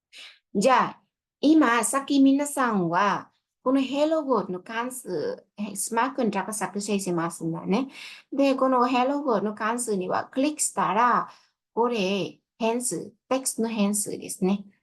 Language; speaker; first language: Japanese; non-native, fluent; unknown